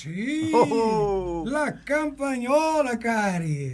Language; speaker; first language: Italian; early bilingual, heritage; Italian